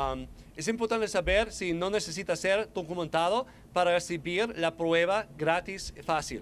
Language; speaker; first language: Spanish; non-native, fluent; English